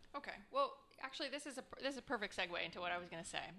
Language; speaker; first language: English; native; English